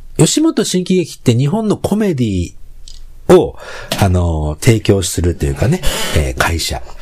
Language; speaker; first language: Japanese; native; Japanese